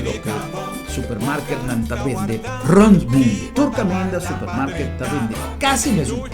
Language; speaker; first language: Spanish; non-native, fluent; Papiamento